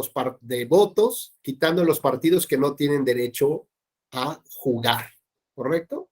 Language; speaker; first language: Spanish; native; Spanish